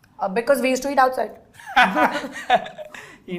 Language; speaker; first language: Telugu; non-native, local second language; Hindi